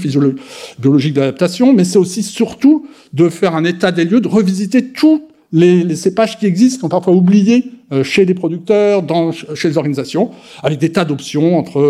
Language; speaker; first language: French; native; French